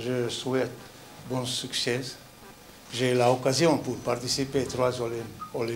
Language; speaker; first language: French; non-native, learner; Hungarian